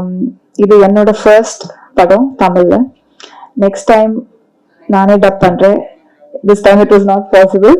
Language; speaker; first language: Tamil; non-native, learner; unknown